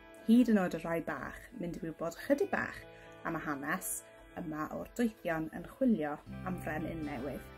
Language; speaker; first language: Welsh; native; Welsh